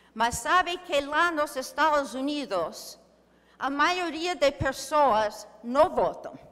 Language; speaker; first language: Portuguese; non-native, learner; English